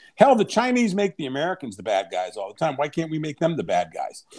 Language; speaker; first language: English; native; English